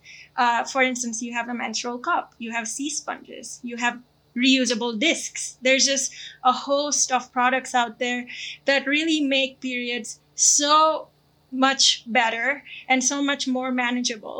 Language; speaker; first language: English; non-native, local second language; Gujarati